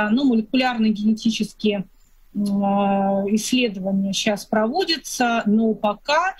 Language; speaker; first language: Russian; native; Russian